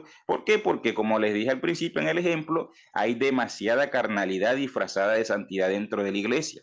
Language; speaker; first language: Spanish; native; Spanish